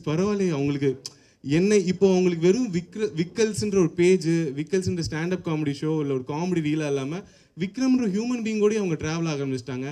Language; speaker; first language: Tamil; native; Tamil